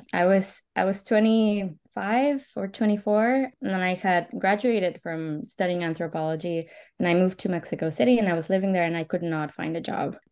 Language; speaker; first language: English; early bilingual, other home language; Spanish